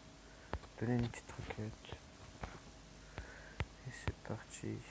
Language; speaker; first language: French; native; French